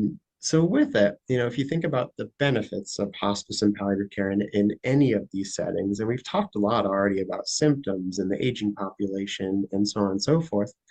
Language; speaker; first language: English; native; English